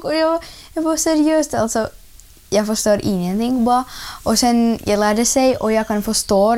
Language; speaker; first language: Swedish; non-native, learner; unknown